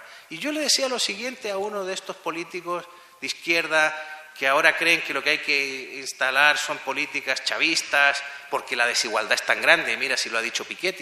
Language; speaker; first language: Spanish; native; Spanish